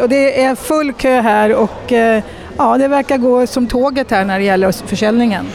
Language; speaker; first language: Swedish; native; Swedish